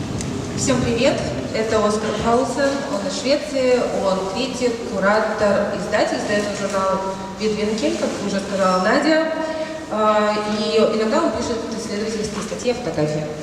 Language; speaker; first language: Russian; native; Russian